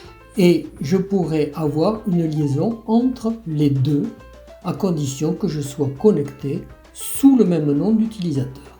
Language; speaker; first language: French; native; French